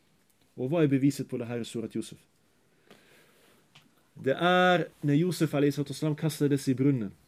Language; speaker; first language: Swedish; early bilingual, other home language; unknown